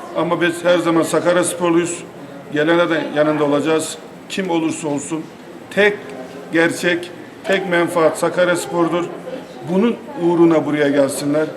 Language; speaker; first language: Turkish; native; Turkish